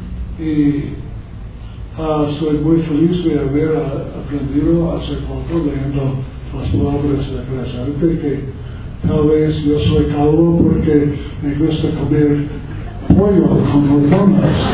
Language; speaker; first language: Spanish; non-native, learner; English